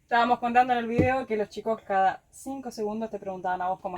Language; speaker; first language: Spanish; native; Spanish